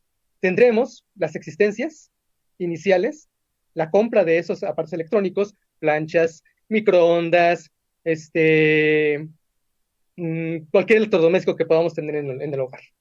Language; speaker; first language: Spanish; native; Spanish